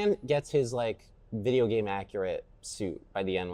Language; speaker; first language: English; native; English